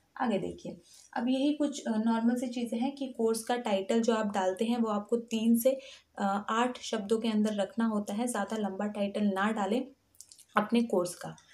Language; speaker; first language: Hindi; native; Hindi